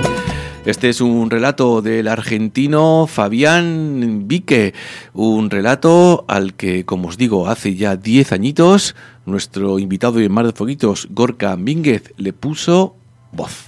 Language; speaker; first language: Spanish; native; Spanish